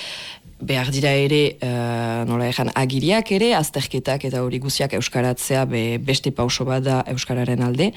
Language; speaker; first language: Basque; native; Basque